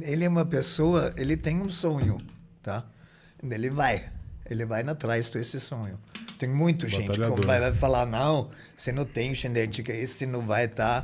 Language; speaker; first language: Portuguese; non-native, fluent; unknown